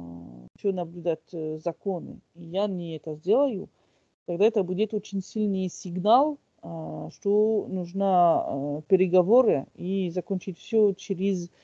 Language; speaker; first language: Russian; non-native, fluent; French